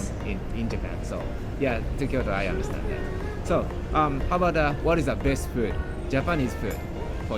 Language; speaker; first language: English; non-native, learner; Japanese